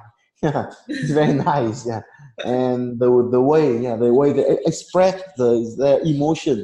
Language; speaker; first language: English; non-native, learner; Vietnamese